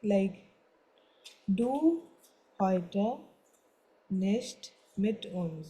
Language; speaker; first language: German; non-native, fluent; Hindi